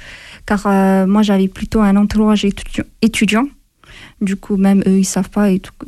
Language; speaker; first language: French; non-native, fluent; Amharic